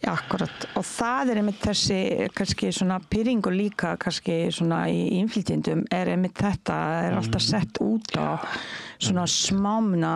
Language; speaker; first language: Icelandic; non-native, fluent; Bosnian